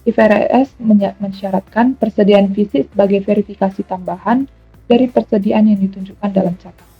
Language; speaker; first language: Indonesian; native; Indonesian